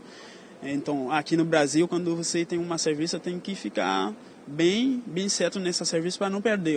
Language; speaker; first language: Portuguese; non-native, learner; Haitian Creole